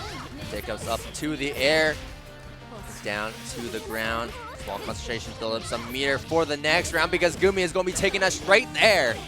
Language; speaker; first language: English; native; English